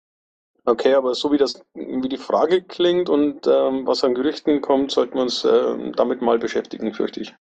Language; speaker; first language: German; native; German